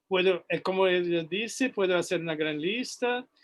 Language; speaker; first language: Spanish; non-native, fluent; Portuguese